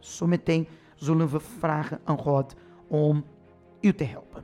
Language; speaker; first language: Dutch; non-native, fluent; Portuguese